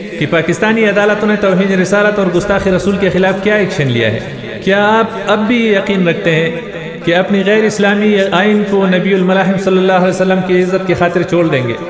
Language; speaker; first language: Urdu; non-native, local second language; Pashto